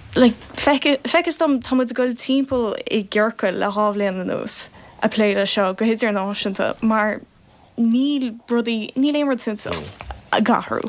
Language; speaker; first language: Irish; native; Irish